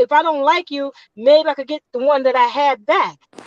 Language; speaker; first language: English; native; English